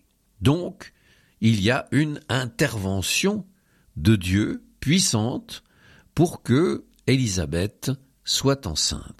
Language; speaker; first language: French; native; French